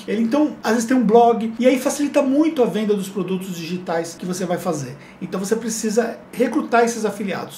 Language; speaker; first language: Portuguese; native; Portuguese